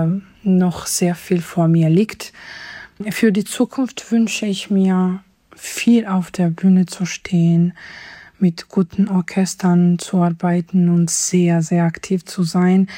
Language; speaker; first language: German; non-native, fluent; Georgian